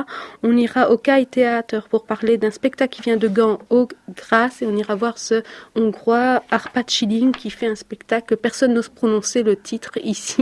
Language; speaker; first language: French; native; French